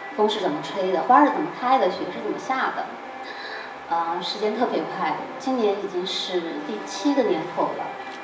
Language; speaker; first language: Chinese; native; Chinese